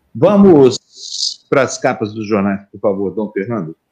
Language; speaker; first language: Portuguese; native; Portuguese